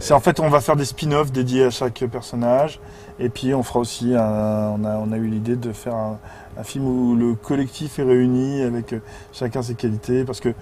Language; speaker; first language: French; native; French